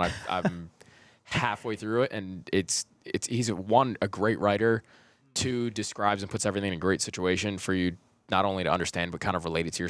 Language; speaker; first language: English; early bilingual, heritage; Persian